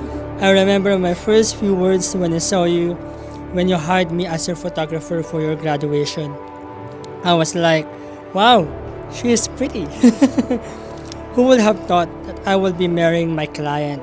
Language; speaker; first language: English; non-native, fluent; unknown